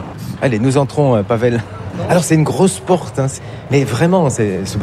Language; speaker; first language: French; native; French